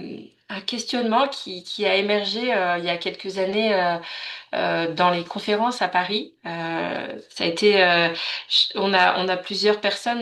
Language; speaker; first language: French; native; French